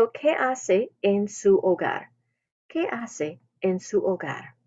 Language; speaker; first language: Spanish; non-native, fluent; English